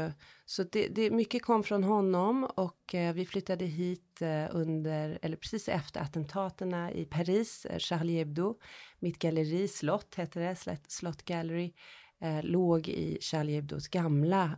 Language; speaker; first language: Swedish; early bilingual, heritage; Swedish